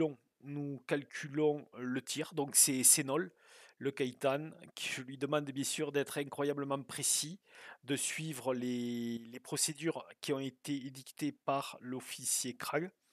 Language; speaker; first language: French; native; French